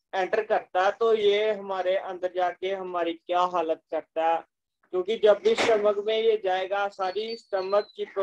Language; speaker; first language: Hindi; native; Hindi